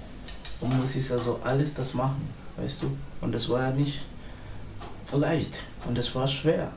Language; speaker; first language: German; non-native, learner; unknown